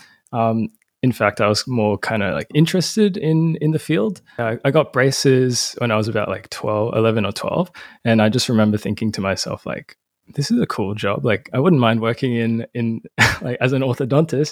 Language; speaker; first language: English; native; English